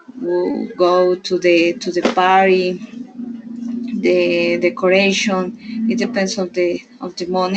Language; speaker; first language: English; non-native, learner; Spanish